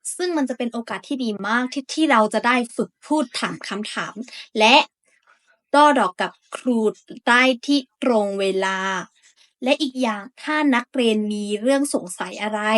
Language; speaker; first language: Thai; non-native, fluent; Burmese